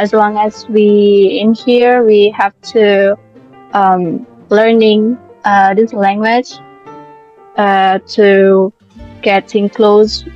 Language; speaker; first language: English; non-native, learner; Indonesian